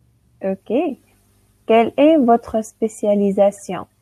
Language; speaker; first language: French; non-native, local second language; Arabic